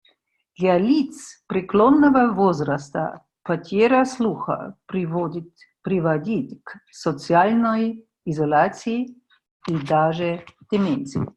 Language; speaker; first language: Russian; non-native, fluent; German